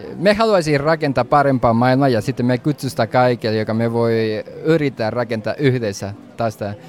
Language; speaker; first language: Finnish; non-native, learner; Spanish